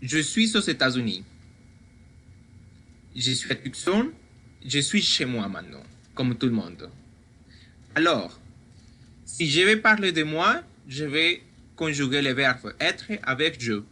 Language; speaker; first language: French; non-native, fluent; Spanish